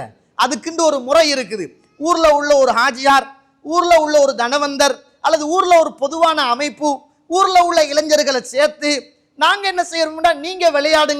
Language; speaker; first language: Tamil; native; Tamil